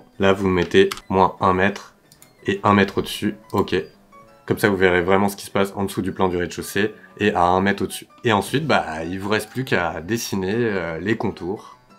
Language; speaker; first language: French; native; French